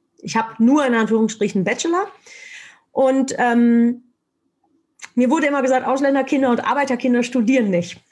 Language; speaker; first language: German; native; German